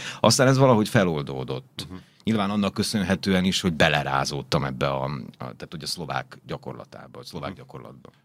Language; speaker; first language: Hungarian; native; Hungarian